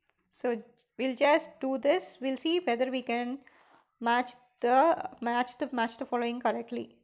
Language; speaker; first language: English; non-native, local second language; Tamil